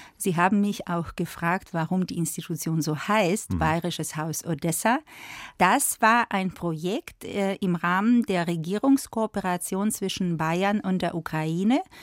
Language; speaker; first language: German; non-native, fluent; Russian